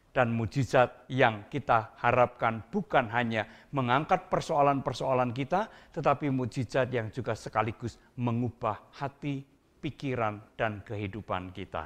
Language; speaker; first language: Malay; non-native, local second language; Indonesian